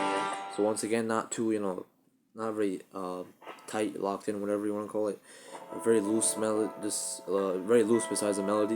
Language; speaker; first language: English; native; English